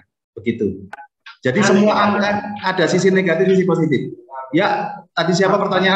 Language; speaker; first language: Indonesian; native; Indonesian